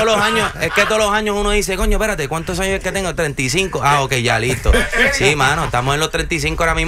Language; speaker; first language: Spanish; early bilingual, heritage; Spanish